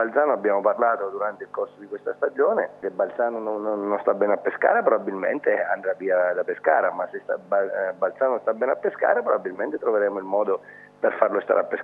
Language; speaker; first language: Italian; native; Italian